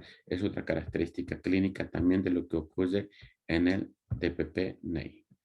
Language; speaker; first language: Spanish; native; Spanish